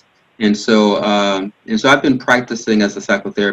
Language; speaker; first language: English; native; English